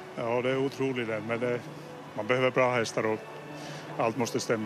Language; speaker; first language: Swedish; non-native, fluent; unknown